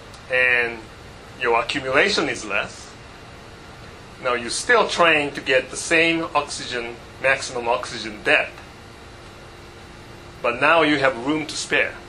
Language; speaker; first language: English; non-native, fluent; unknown